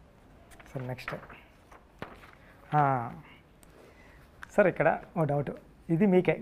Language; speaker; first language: Telugu; native; Telugu